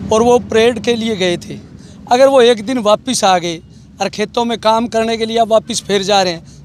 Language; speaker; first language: Hindi; native; Hindi